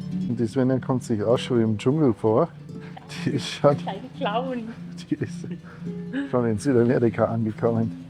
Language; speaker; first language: German; native; German